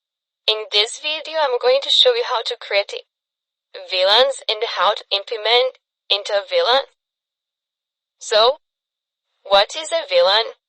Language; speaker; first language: English; non-native, fluent; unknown